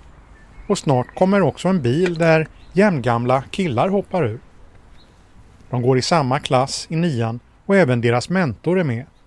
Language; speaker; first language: Swedish; native; Swedish